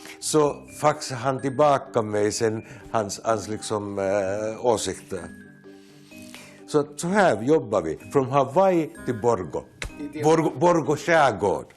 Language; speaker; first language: Swedish; non-native, local second language; Finnish